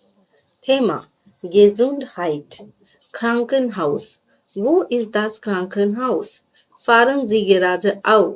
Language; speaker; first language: German; non-native, fluent; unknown